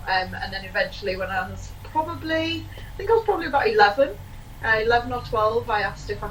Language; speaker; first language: English; native; English